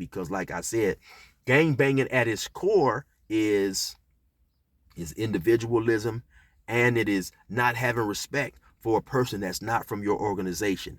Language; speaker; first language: English; native; English